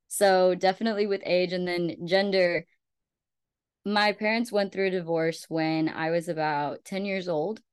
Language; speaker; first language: English; early bilingual, other home language; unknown